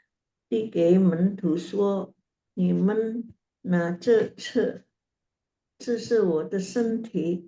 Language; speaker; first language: Chinese; non-native, learner; Indonesian